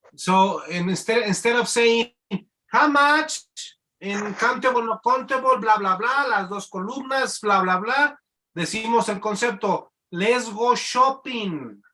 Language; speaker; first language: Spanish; native; Spanish